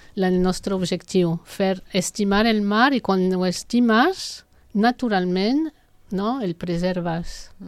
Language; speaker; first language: Catalan; non-native, local second language; Spanish